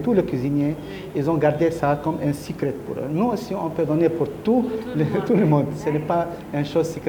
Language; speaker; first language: French; non-native, learner; Arabic